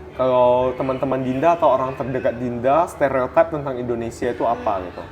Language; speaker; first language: Indonesian; native; Indonesian